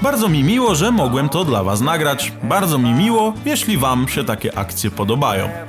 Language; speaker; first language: Polish; native; Polish